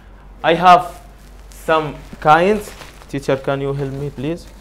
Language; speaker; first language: English; non-native, learner; Arabic